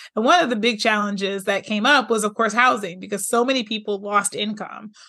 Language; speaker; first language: English; native; English